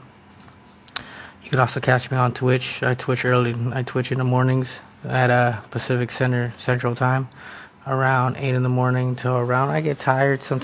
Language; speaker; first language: English; early bilingual, other home language; Spanish